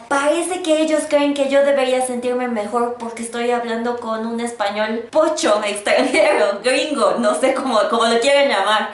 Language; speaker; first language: Spanish; native; Spanish